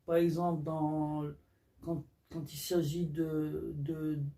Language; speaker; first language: French; non-native, local second language; Arabic